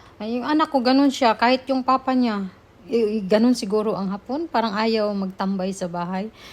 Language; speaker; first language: Filipino; native; Filipino